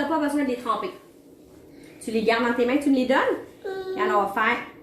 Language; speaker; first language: French; native; French